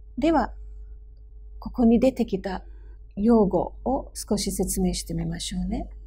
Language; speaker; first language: Japanese; non-native, fluent; Hindi